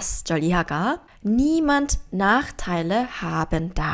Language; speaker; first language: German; non-native, fluent; Korean